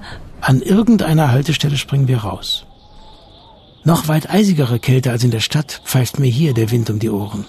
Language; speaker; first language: German; native; German